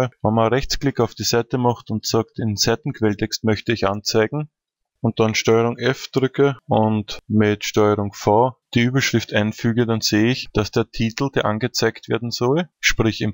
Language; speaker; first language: German; native; German